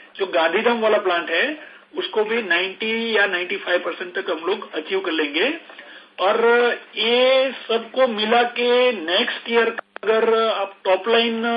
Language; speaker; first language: Hindi; non-native, local second language; Gujarati